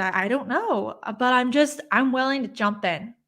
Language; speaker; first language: English; native; English